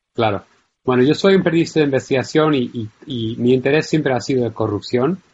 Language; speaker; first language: Spanish; non-native, fluent; English